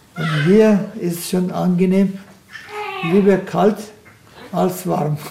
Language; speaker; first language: German; non-native, learner; Turkish